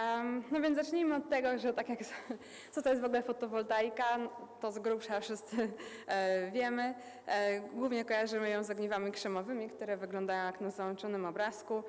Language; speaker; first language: Polish; native; Polish